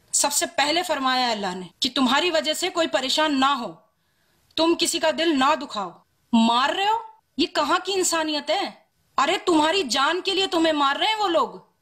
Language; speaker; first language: Hindi; native; Hindi